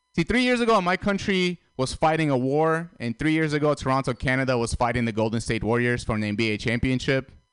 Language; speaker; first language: English; early bilingual, other home language; Russian